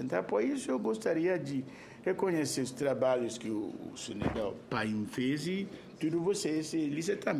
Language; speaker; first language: Portuguese; non-native, fluent; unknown